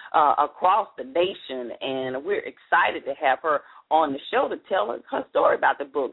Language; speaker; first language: English; native; English